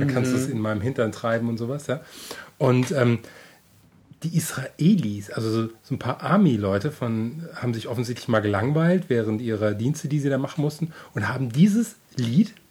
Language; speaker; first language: German; native; German